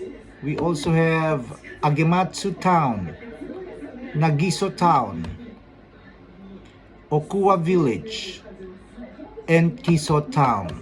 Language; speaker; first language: English; non-native, local second language; Filipino